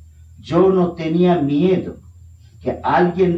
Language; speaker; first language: Spanish; non-native, fluent; Bangla